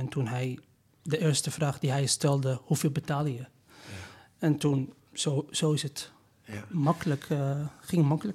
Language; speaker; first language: Dutch; non-native, fluent; Persian